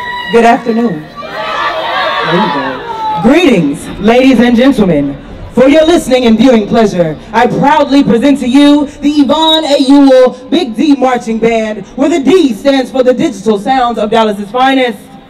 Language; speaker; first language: English; native; English